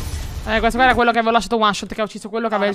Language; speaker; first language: Italian; native; Italian